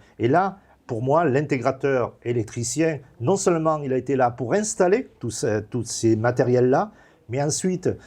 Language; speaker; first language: French; native; French